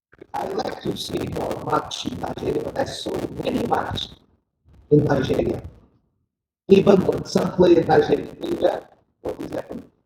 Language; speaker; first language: English; non-native, learner; Portuguese